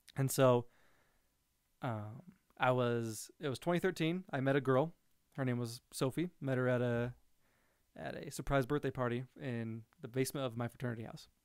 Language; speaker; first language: English; native; English